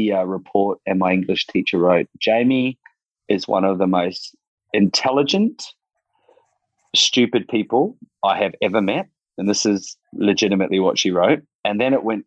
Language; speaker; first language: English; native; English